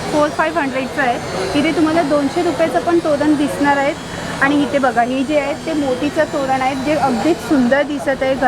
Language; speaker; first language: Marathi; non-native, local second language; Gujarati